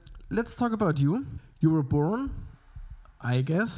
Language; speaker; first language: English; non-native, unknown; German